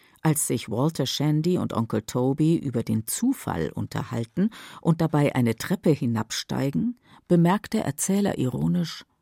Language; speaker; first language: German; native; German